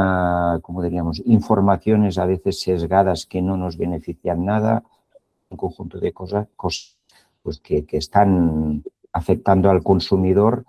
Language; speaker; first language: Spanish; native; Spanish